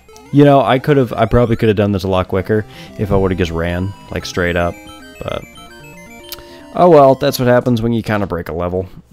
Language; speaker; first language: English; native; English